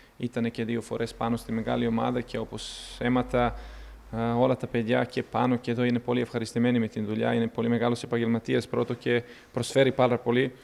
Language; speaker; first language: Greek; non-native, fluent; Serbian